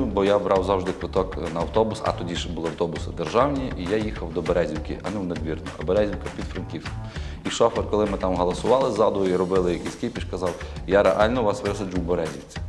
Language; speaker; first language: Ukrainian; native; Ukrainian